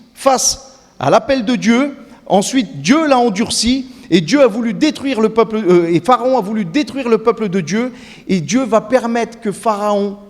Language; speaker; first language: French; native; French